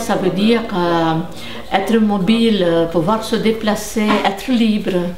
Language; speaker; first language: French; non-native, fluent; Romanian